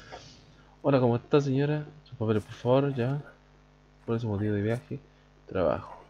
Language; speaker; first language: Spanish; native; Spanish